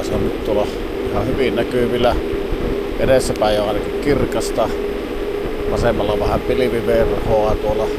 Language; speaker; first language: Finnish; native; Finnish